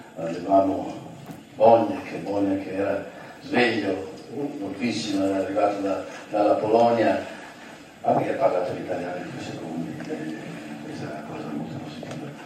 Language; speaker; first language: Italian; native; Italian